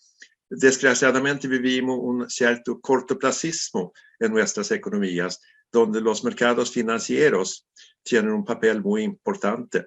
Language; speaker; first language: Spanish; non-native, fluent; Swedish